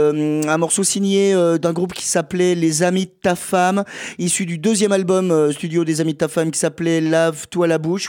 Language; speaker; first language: French; native; French